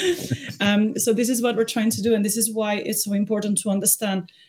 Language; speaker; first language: English; non-native, fluent; Spanish